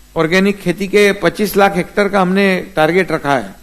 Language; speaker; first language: Hindi; non-native, local second language; Marathi